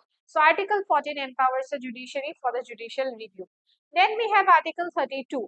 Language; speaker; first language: English; non-native, local second language; Hindi